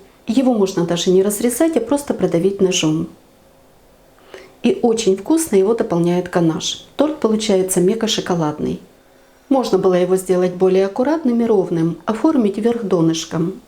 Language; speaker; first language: Russian; native; Russian